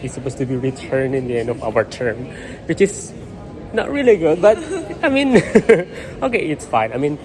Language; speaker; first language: English; non-native, fluent; Indonesian